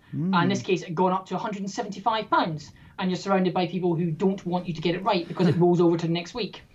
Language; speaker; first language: English; native; English